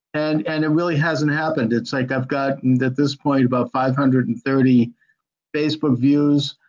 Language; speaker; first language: English; native; English